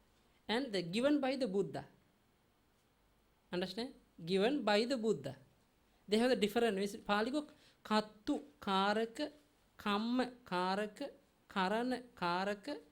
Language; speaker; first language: English; non-native, learner; Sinhala